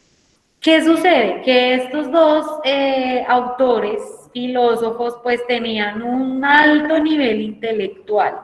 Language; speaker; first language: Spanish; native; Spanish